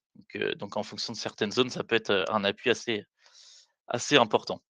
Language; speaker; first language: French; native; French